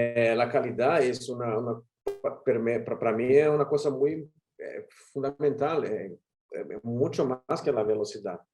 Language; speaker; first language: Spanish; non-native, learner; Portuguese